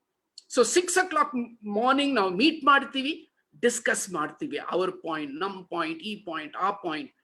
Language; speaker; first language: Kannada; non-native, learner; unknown